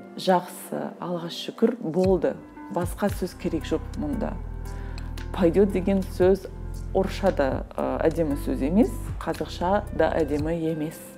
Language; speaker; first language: Kazakh; non-native, local second language; Russian